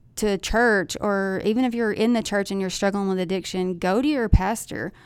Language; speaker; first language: English; native; English